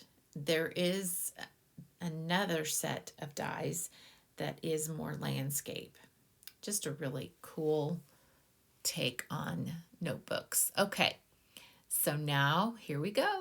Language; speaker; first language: English; native; English